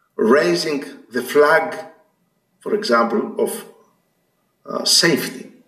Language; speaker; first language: English; non-native, fluent; Greek